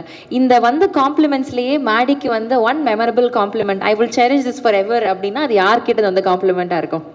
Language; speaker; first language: Tamil; native; Tamil